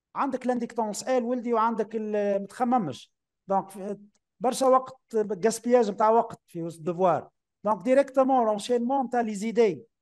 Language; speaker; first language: French; non-native, local second language; Arabic